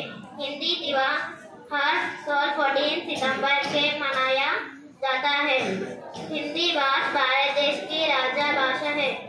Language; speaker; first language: Hindi; non-native, local second language; Telugu